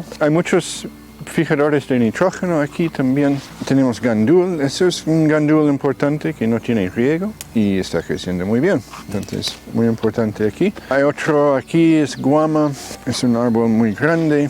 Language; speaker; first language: Spanish; non-native, fluent; English